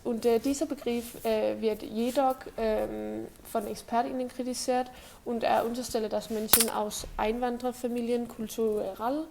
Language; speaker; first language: German; non-native, learner; Danish